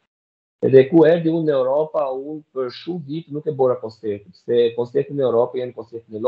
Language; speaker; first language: Albanian; non-native, learner; Portuguese